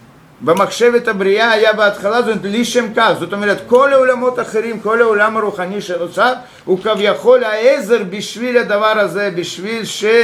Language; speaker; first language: Hebrew; non-native, fluent; Russian